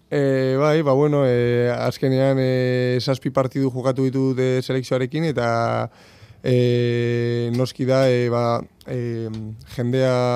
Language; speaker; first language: Basque; non-native, local second language; Spanish